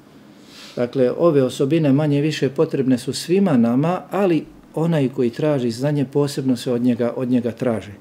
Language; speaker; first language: Serbian; native; Serbian